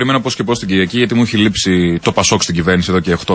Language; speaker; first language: Greek; native; Greek